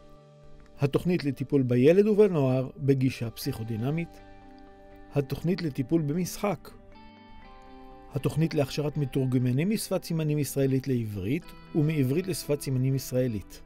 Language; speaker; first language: Hebrew; native; Hebrew